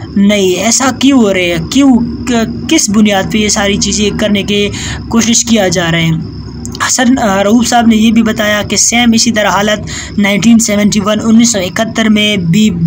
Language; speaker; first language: Urdu; non-native, local second language; Pashto